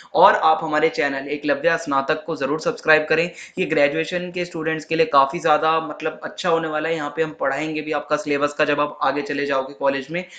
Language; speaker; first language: Hindi; native; Hindi